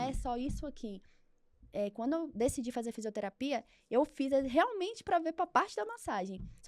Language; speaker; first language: Portuguese; native; Portuguese